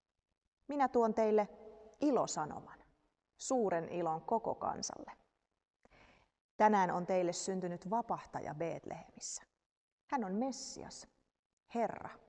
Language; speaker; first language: Finnish; native; Finnish